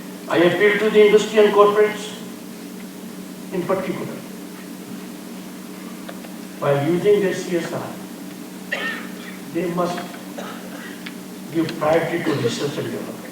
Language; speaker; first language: English; non-native, local second language; Hindi